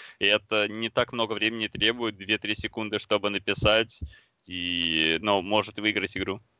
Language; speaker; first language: Russian; native; Russian